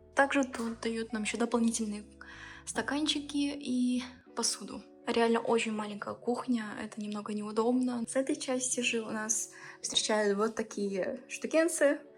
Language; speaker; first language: Russian; early bilingual, heritage; Russian